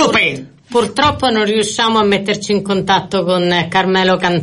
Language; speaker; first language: Italian; native; Italian